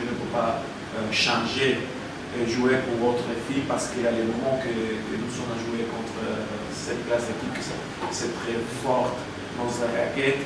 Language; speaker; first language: French; non-native, learner; Spanish